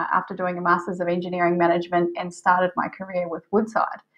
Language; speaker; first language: English; native; English